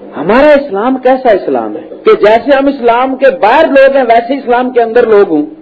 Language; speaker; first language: Urdu; non-native, local second language; Punjabi